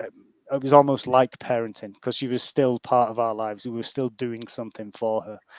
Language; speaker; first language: English; native; English